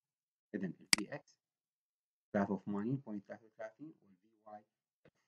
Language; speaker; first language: Arabic; native; Arabic